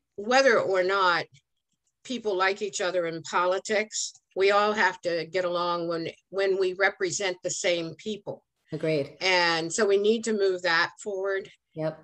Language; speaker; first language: English; native; English